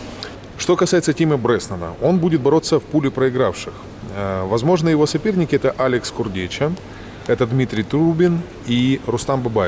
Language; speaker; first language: Russian; native; Russian